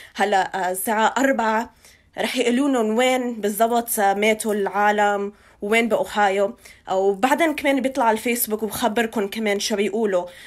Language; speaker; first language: Arabic; early bilingual, heritage; Arabic